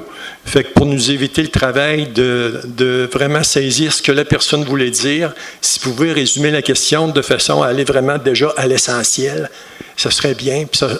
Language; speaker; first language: French; native; French